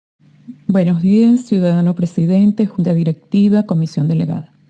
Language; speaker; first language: Spanish; native; Spanish